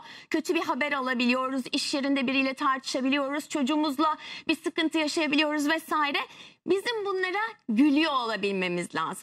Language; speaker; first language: Turkish; native; Turkish